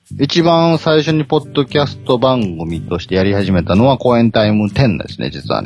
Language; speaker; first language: Japanese; native; Japanese